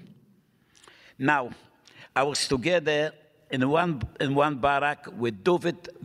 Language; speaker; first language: English; non-native, fluent; Polish